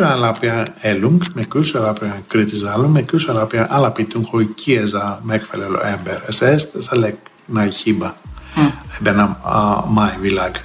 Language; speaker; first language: Hungarian; non-native, learner; Greek